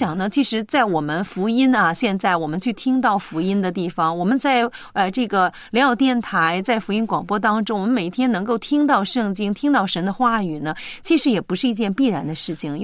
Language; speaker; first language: Chinese; native; Chinese